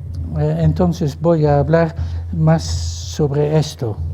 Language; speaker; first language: Spanish; non-native, fluent; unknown